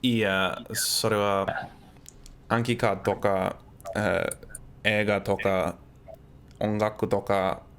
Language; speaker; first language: Japanese; non-native, learner; English